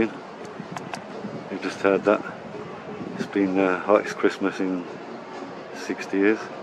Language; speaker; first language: English; early bilingual, other home language; Spanish